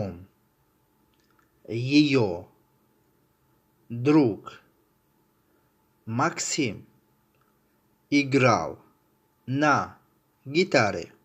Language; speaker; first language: Russian; non-native, fluent; Tajik